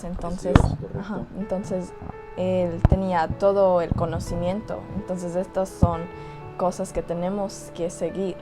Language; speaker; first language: Spanish; early bilingual, heritage; English